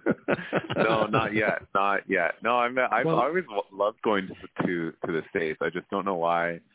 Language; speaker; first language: English; native; English